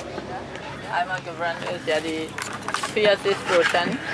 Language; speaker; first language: German; non-native, learner; Burmese